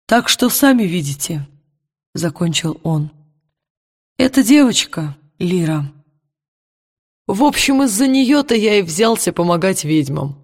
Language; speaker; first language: Russian; native; Russian